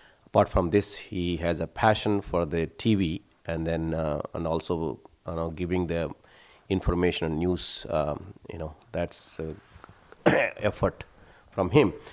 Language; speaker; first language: English; non-native, local second language; Telugu